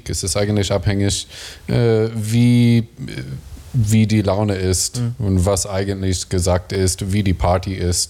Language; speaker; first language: German; non-native, learner; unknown